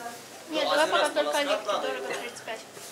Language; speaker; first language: Russian; native; Russian